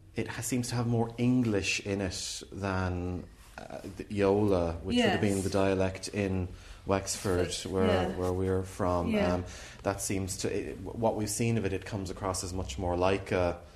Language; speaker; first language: English; native; English